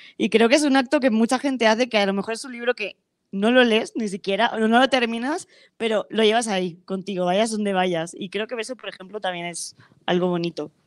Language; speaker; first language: Spanish; native; Spanish